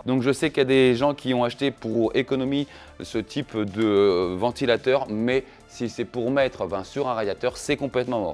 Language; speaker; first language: French; native; French